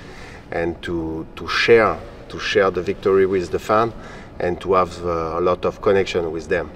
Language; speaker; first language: English; non-native, fluent; French